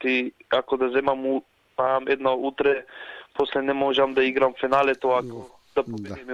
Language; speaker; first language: Macedonian; early bilingual, heritage; Macedonian